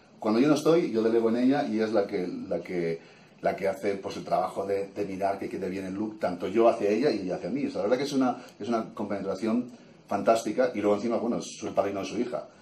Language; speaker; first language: Spanish; early bilingual, heritage; Spanish